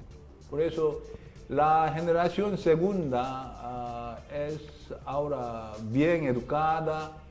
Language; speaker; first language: Spanish; non-native, learner; Korean